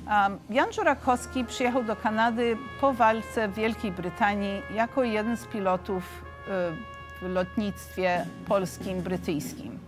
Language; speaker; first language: Polish; early bilingual, heritage; English